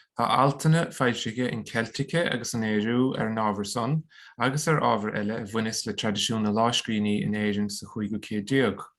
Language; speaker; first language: Irish; native; Irish